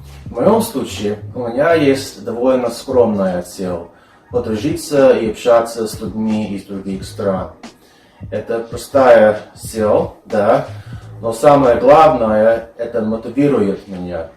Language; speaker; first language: Russian; non-native, fluent; English